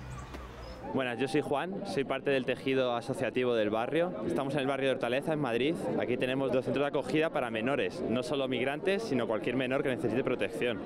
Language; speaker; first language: Spanish; native; Spanish